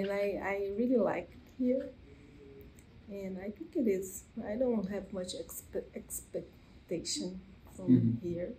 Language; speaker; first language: English; non-native, learner; Portuguese